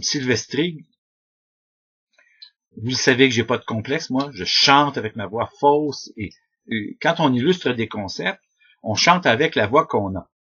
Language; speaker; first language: French; native; French